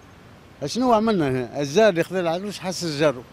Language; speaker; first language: Arabic; native; Arabic